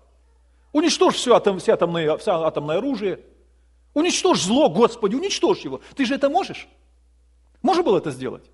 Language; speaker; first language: Russian; native; Russian